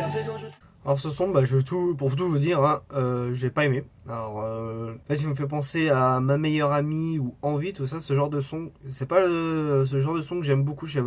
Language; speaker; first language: French; native; French